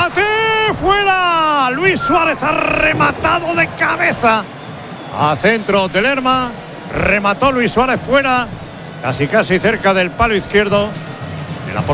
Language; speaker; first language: Spanish; native; Spanish